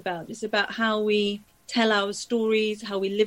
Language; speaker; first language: English; native; English